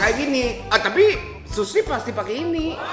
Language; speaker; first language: Indonesian; non-native, fluent; Japanese